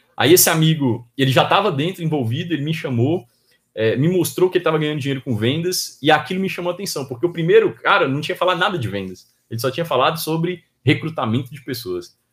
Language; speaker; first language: Portuguese; native; Portuguese